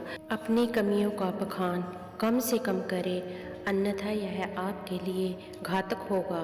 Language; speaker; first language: Hindi; native; Hindi